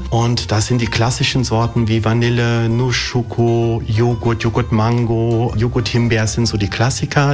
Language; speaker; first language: German; early bilingual, other home language; Italian